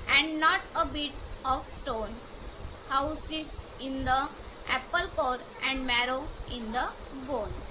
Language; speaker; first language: English; non-native, local second language; Marathi